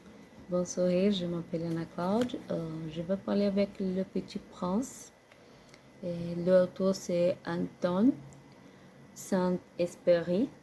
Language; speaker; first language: French; non-native, learner; Portuguese